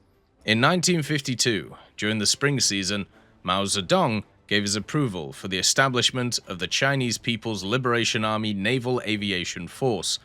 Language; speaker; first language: English; native; English